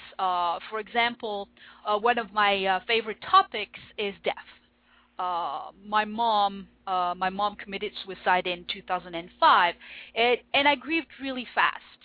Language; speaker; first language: English; non-native, fluent; French